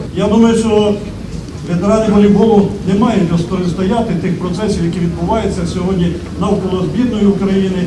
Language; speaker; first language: Ukrainian; native; Ukrainian